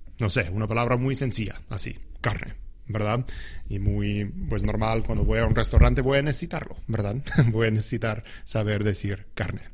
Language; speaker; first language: Spanish; non-native, fluent; English